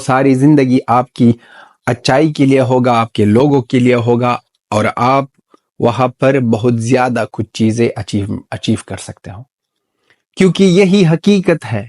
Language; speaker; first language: Hindi; non-native, fluent; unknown